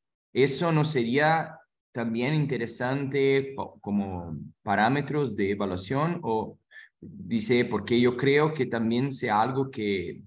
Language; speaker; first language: Spanish; non-native, fluent; Portuguese